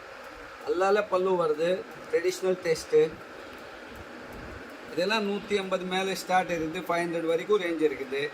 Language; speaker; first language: Tamil; non-native, fluent; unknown